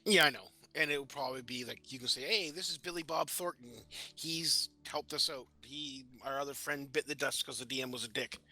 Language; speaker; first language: English; native; English